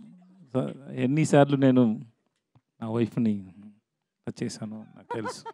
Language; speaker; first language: Telugu; non-native, learner; Tamil